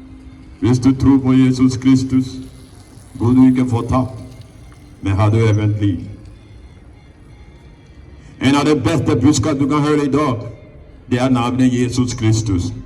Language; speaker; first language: Norwegian; non-native, fluent; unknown